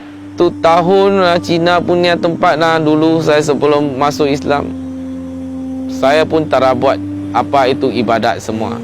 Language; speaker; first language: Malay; non-native, local second language; Chinese